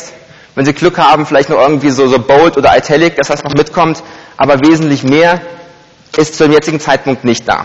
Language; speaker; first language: German; native; German